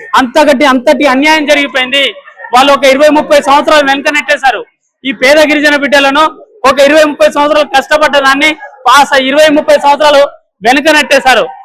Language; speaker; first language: Telugu; non-native, local second language; Lambadi